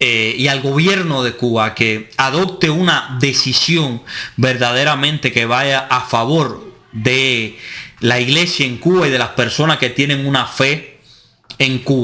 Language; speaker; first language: Spanish; native; Spanish